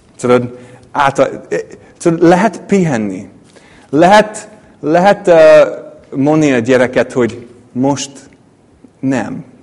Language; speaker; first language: Hungarian; non-native, fluent; English